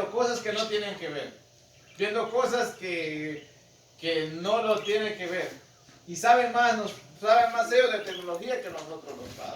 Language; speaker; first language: Spanish; native; Spanish